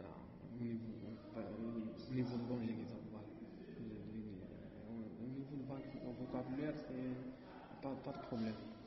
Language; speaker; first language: French; non-native, learner; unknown